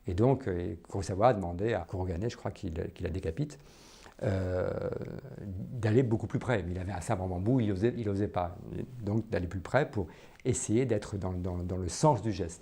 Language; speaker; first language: French; native; French